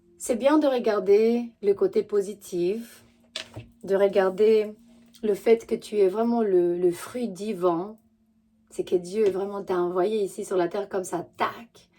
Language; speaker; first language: French; non-native, fluent; Romanian